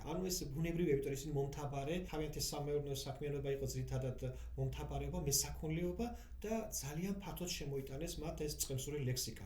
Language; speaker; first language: Georgian; native; Georgian